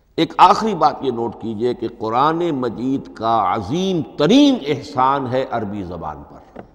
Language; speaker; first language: Urdu; native; Urdu